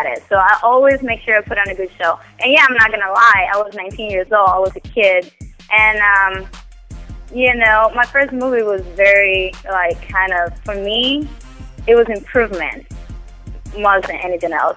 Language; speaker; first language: English; non-native, fluent; Spanish